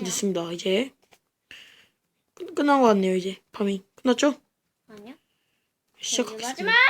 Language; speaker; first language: Korean; native; Korean